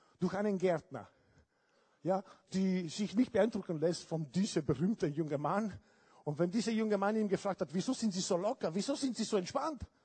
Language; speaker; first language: German; non-native, fluent; Italian